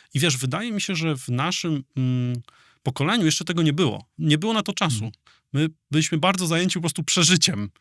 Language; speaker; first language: Polish; native; Polish